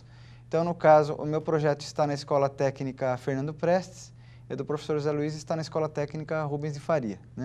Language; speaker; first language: Portuguese; native; Portuguese